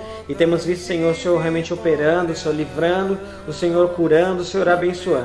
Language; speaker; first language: Portuguese; native; Portuguese